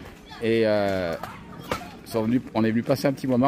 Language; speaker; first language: French; native; French